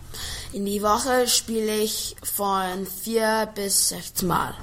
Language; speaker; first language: German; non-native, learner; English